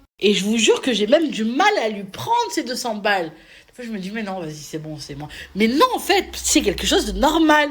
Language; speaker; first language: French; native; French